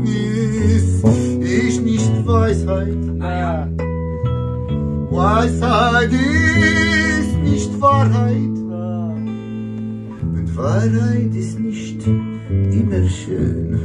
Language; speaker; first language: German; non-native, learner; Hebrew